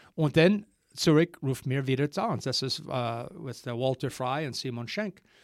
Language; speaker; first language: German; non-native, learner; English